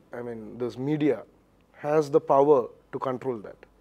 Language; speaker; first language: English; non-native, local second language; Malayalam